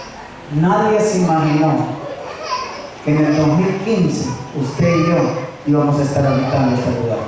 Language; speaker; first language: Spanish; native; Spanish